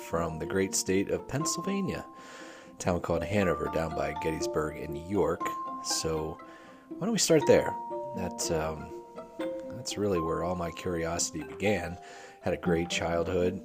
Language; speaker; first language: English; native; English